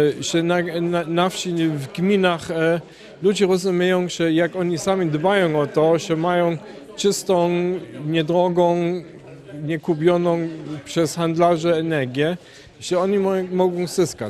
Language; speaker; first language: Polish; non-native, fluent; German